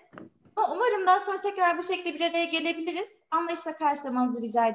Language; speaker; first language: Turkish; native; Turkish